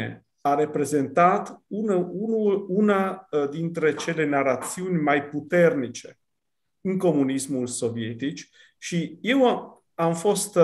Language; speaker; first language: Romanian; non-native, fluent; Italian